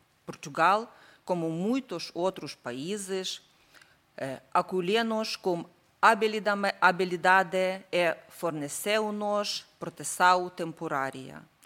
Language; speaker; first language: Portuguese; non-native, learner; Ukrainian